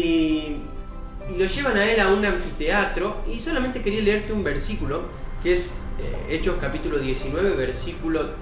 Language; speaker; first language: Spanish; native; Spanish